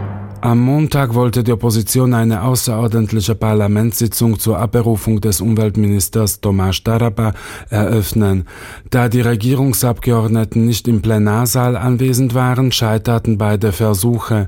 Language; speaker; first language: German; native; German